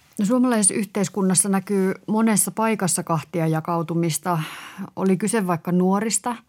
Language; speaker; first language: Finnish; native; Finnish